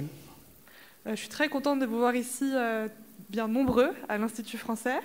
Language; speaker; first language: French; native; French